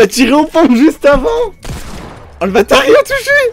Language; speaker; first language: French; native; French